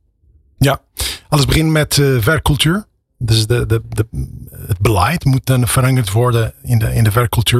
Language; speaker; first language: Dutch; non-native, fluent; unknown